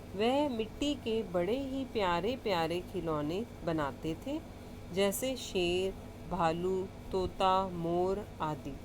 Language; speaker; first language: Hindi; non-native, local second language; Punjabi